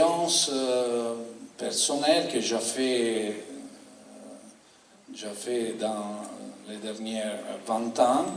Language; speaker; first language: French; non-native, learner; Italian